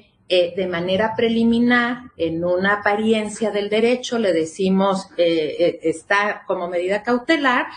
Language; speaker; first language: Spanish; native; Spanish